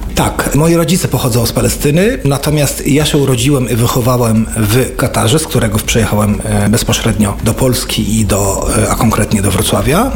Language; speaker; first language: Polish; non-native, fluent; Arabic